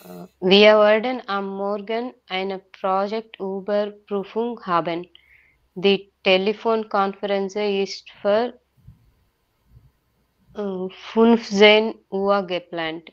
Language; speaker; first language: German; non-native, learner; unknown